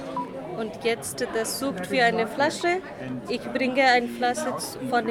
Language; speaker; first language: German; non-native, learner; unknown